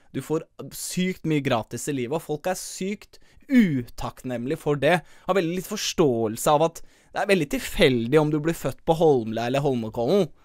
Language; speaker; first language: Norwegian; early bilingual, other home language; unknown